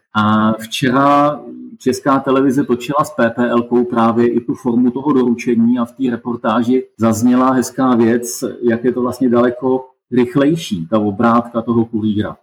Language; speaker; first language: Czech; native; Czech